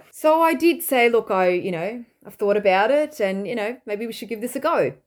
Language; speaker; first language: English; non-native, fluent; Dutch